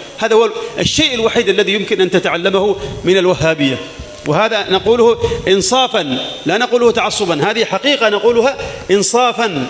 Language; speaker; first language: Arabic; native; Arabic